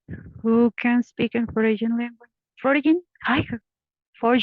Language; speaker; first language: English; non-native, learner; Spanish